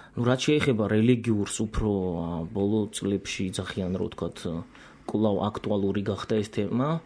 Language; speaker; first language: Georgian; non-native, local second language; Azerbaijani